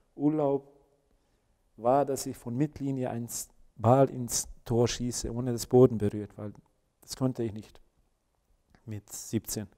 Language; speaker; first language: German; non-native, fluent; Bosnian